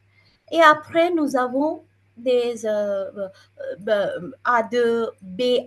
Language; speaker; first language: French; non-native, fluent; Bangla